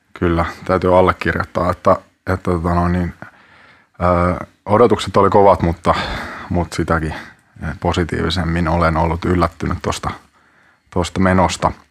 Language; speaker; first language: Finnish; native; Finnish